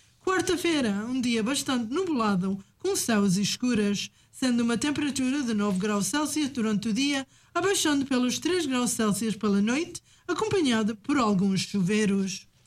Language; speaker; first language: Portuguese; native; Portuguese